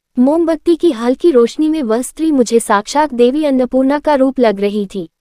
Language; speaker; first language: Hindi; native; Hindi